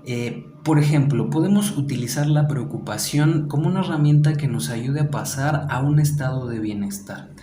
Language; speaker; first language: Spanish; native; Spanish